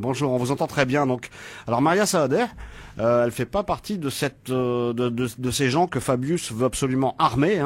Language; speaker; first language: French; native; French